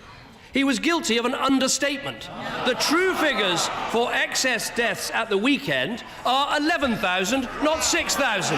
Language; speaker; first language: English; native; English